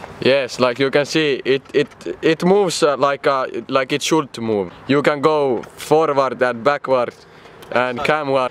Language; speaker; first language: English; non-native, learner; Finnish